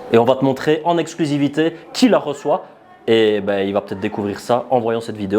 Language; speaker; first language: French; native; French